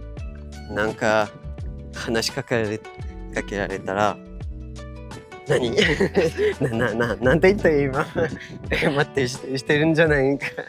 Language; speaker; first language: Japanese; non-native, fluent; English